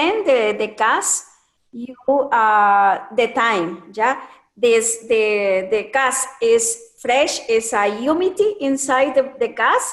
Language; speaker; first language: English; non-native, learner; Spanish